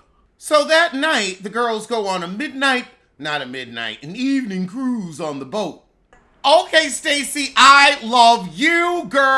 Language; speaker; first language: English; native; English